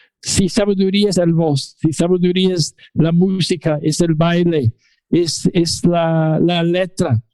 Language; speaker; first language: Spanish; non-native, fluent; English